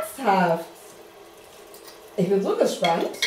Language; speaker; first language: German; non-native, fluent; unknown